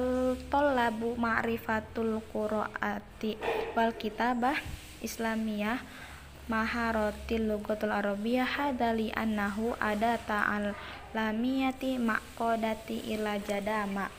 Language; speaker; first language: Arabic; non-native, learner; Indonesian